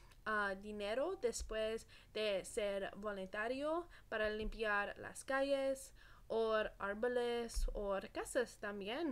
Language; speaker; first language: Spanish; non-native, learner; English